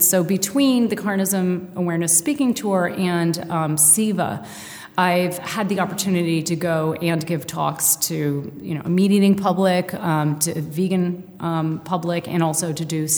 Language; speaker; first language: English; native; English